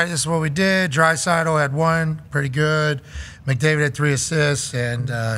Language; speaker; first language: English; native; English